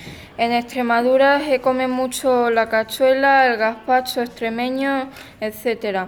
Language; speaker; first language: Spanish; native; Spanish